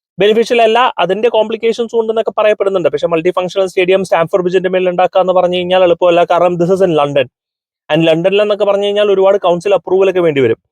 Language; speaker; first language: Malayalam; native; Malayalam